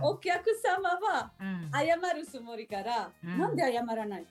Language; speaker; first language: Japanese; non-native, learner; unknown